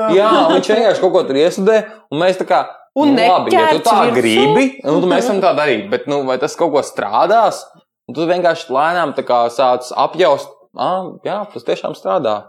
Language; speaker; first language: Latvian; native; Latvian